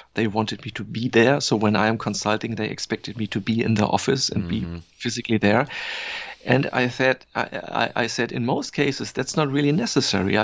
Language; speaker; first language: English; non-native, fluent; German